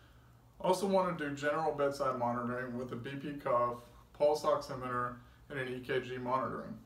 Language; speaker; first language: English; native; English